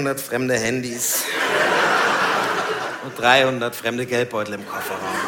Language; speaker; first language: German; native; German